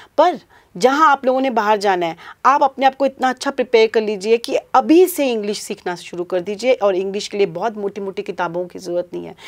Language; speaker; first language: Hindi; non-native, local second language; Punjabi